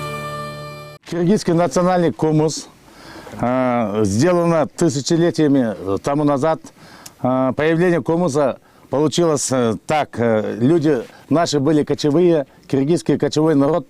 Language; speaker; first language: Russian; non-native, local second language; Kyrgyz